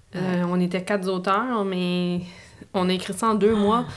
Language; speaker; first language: French; native; French